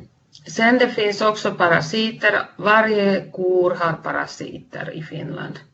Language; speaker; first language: Swedish; non-native, fluent; Finnish